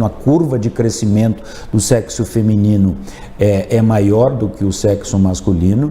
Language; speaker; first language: Portuguese; native; Portuguese